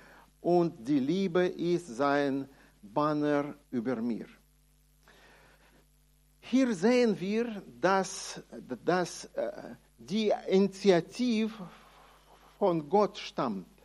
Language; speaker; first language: German; non-native, fluent; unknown